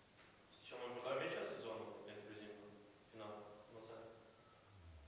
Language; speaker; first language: Romanian; non-native, local second language; Russian